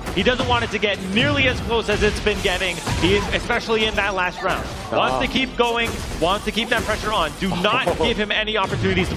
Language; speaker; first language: English; native; English